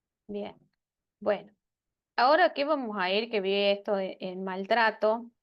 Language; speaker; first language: Spanish; native; Spanish